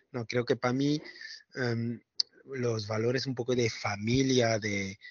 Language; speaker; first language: Spanish; non-native, fluent; French